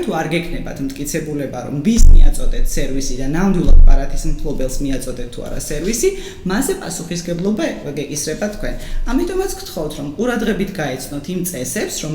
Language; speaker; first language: Georgian; native; Georgian